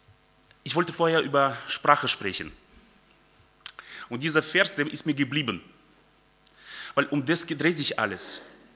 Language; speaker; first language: German; early bilingual, other home language; Russian